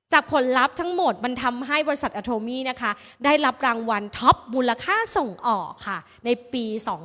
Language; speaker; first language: Thai; native; Thai